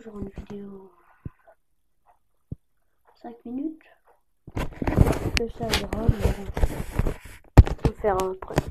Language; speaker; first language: French; native; French